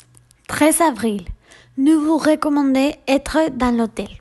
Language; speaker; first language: French; non-native, learner; Spanish